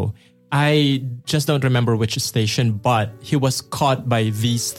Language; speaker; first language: English; non-native, local second language; Filipino